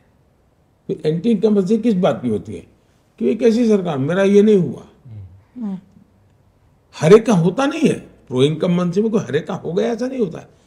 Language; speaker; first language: Hindi; non-native, local second language; Gujarati